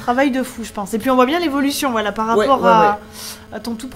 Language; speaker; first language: French; native; French